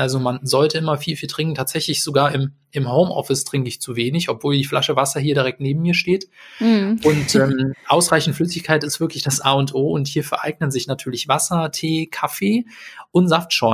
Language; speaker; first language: German; native; German